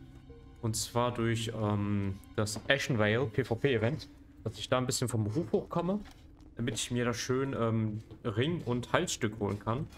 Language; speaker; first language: German; native; German